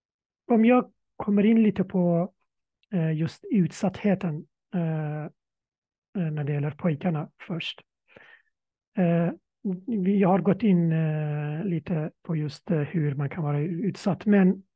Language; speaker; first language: Swedish; non-native, fluent; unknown